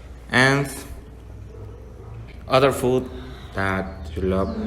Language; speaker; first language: English; non-native, learner; Spanish